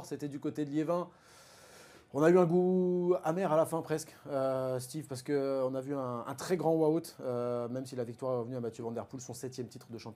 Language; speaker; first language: French; native; French